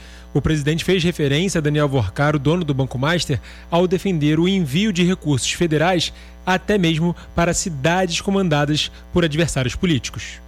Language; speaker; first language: Portuguese; native; Portuguese